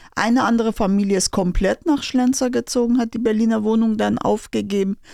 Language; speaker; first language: German; non-native, fluent; Persian